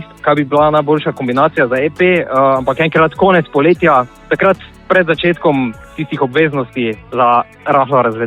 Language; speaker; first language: Slovenian; native; Slovenian